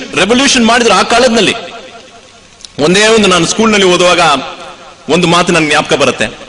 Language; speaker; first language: Kannada; non-native, local second language; Tamil